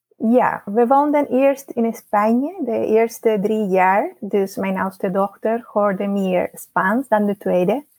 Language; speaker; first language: Dutch; non-native, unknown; Spanish